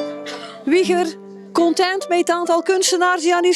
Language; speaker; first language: Dutch; native; Dutch